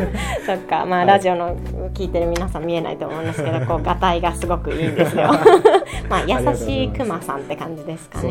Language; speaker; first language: Japanese; native; Japanese